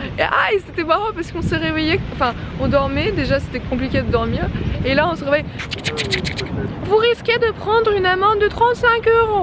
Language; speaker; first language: French; non-native, fluent; Russian